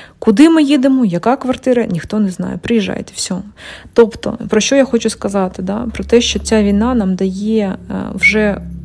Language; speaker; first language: Ukrainian; non-native, local second language; Russian